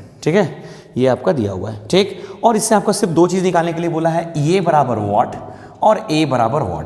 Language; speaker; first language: Hindi; native; Hindi